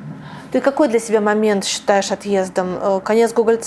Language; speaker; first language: Russian; native; Russian